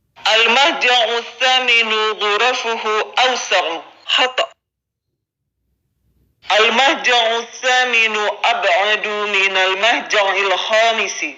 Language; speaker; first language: Arabic; non-native, fluent; Indonesian